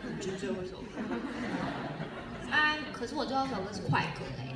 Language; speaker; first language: Chinese; native; Chinese